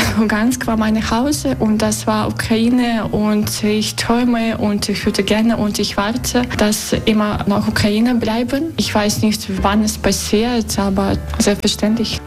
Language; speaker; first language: German; non-native, learner; Russian